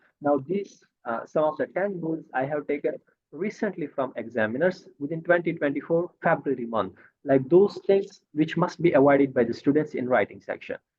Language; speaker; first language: English; non-native, fluent; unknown